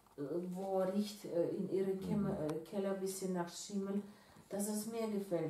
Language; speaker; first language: German; non-native, learner; Russian